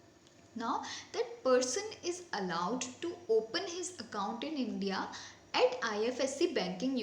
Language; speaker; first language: English; non-native, local second language; Hindi